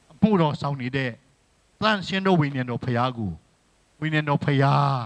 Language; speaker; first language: Burmese; non-native, local second language; Tedim Chin